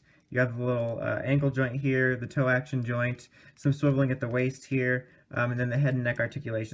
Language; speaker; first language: English; native; English